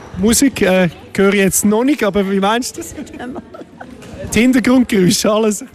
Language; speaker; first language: German; native; German